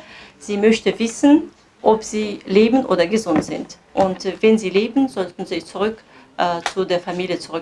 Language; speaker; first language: German; non-native, fluent; Kazakh